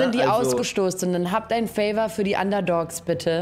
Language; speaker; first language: German; native; German